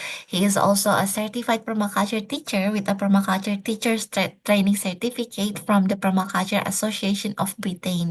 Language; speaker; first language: English; non-native, fluent; Indonesian